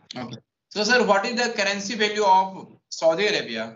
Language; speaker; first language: English; non-native, local second language; Hindi